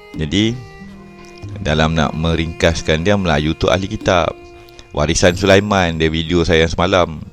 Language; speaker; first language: Malay; native; Malay